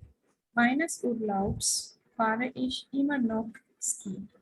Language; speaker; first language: German; non-native, fluent; Hindi